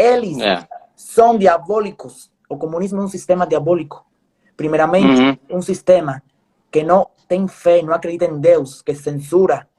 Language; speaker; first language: Portuguese; non-native, fluent; Spanish